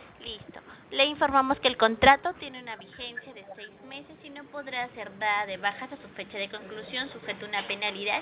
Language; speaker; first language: Spanish; native; Spanish